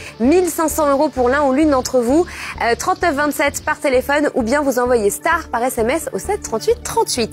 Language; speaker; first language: French; native; French